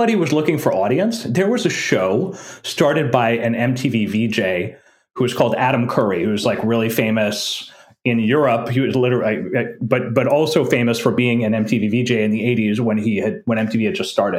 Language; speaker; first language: English; non-native, fluent; French